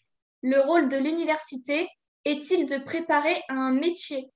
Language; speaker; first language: French; native; French